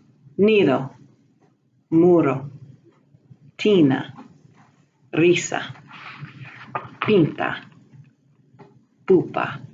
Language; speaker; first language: Spanish; non-native, fluent; English